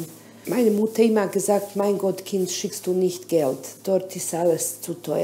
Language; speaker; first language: German; non-native, learner; Bosnian